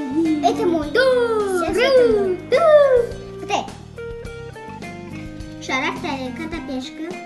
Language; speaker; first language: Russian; non-native, learner; Tajik